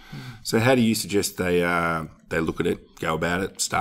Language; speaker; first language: English; native; English